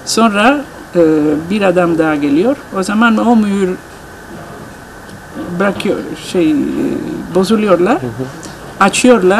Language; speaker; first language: Turkish; non-native, learner; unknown